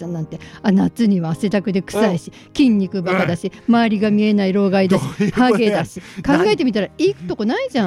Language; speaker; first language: Japanese; native; Japanese